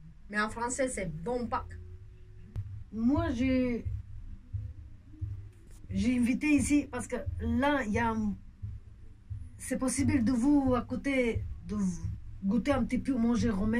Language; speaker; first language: French; non-native, local second language; Romanian